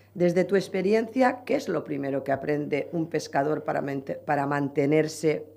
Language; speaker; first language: Spanish; non-native, local second language; Catalan